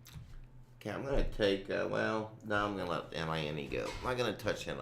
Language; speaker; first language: English; native; English